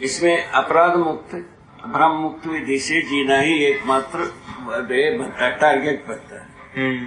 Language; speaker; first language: Hindi; non-native, local second language; Kannada